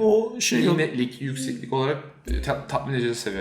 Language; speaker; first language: Turkish; native; Turkish